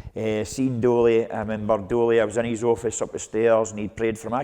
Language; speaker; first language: English; native; English